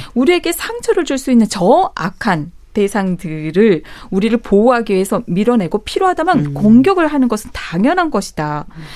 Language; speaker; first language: Korean; native; Korean